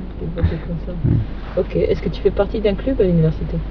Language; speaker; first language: French; native; French